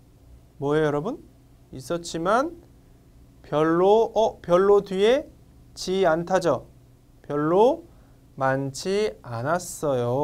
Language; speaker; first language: Korean; non-native, fluent; Vietnamese